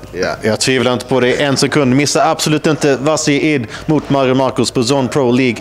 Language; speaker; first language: Swedish; native; Swedish